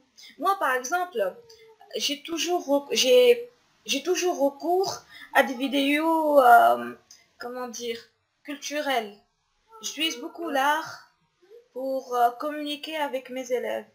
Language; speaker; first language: French; non-native, local second language; Arabic